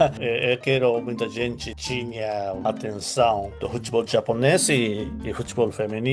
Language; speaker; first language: Portuguese; non-native, learner; Japanese